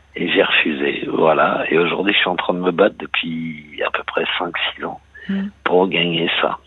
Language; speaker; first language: French; native; French